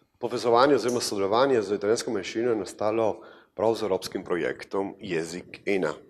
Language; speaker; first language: Slovenian; native; Slovenian